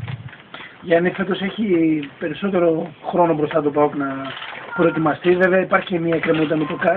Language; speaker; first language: Greek; native; Greek